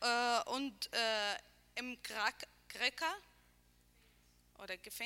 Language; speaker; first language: German; non-native, learner; Arabic